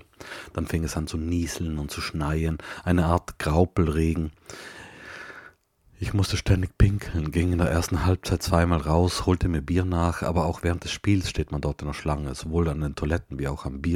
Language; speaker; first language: German; native; German